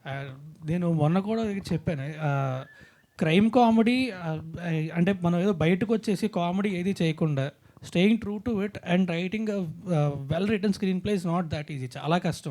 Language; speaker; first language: Telugu; native; Telugu